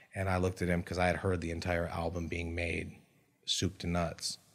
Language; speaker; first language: English; native; English